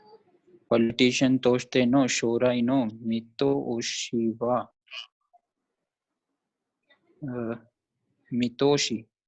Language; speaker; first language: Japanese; non-native, learner; Hindi